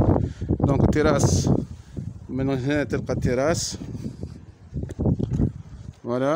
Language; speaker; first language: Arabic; native; Arabic